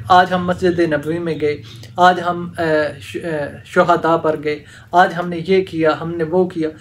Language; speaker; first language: Urdu; non-native, local second language; Punjabi